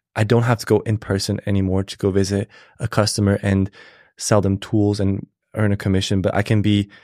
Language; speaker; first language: English; non-native, fluent; German